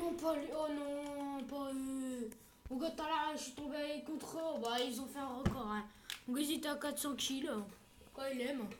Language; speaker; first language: French; native; French